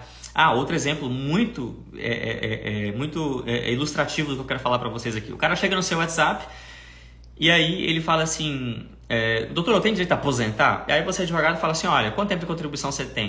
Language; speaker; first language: Portuguese; native; Portuguese